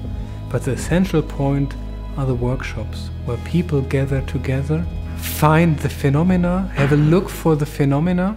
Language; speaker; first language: English; non-native, fluent; German